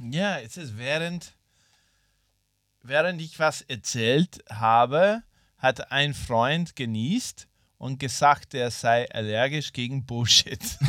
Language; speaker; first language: German; non-native, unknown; English